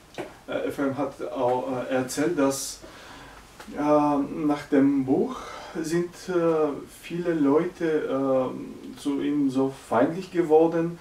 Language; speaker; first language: German; non-native, learner; Bulgarian